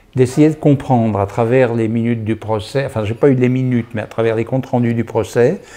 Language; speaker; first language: French; native; French